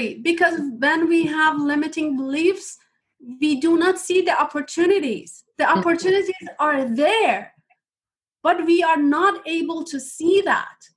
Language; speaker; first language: English; non-native, fluent; Persian